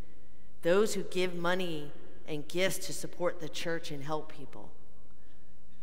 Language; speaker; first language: English; native; English